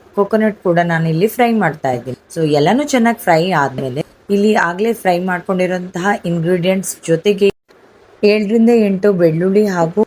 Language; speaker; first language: Kannada; non-native, local second language; Tulu